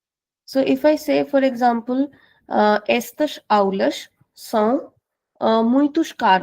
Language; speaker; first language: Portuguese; non-native, fluent; Hindi